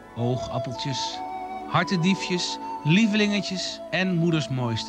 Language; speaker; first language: Dutch; native; Dutch